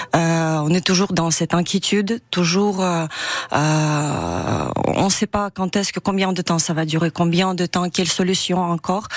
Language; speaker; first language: French; non-native, fluent; Ukrainian